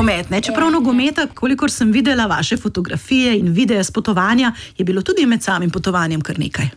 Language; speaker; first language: Slovenian; native; Slovenian